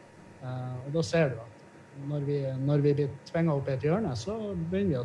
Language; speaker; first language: Norwegian; native; Norwegian